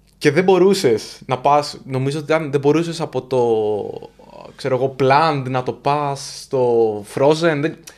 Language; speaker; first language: Greek; native; Greek